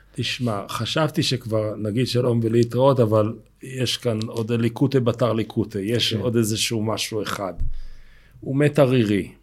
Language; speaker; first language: Hebrew; native; Hebrew